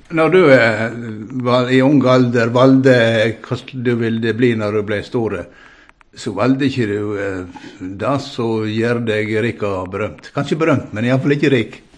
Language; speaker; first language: Norwegian; native; Norwegian